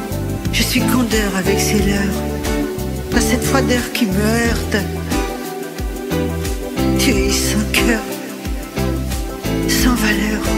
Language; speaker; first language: French; native; French